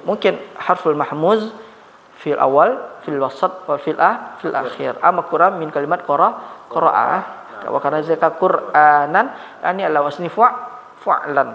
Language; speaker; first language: Arabic; non-native, fluent; Malay